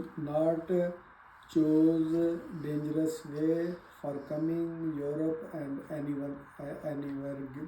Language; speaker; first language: English; non-native, learner; Urdu